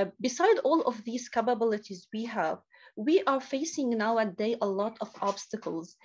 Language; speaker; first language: English; non-native, learner; Arabic